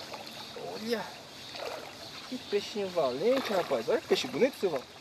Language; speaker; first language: Portuguese; native; Portuguese